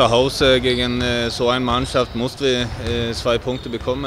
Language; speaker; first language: German; non-native, fluent; Swedish